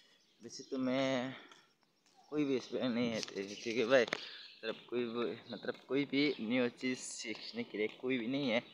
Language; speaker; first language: Hindi; non-native, local second language; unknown